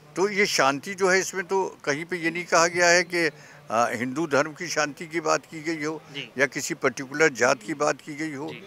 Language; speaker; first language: Hindi; native; Hindi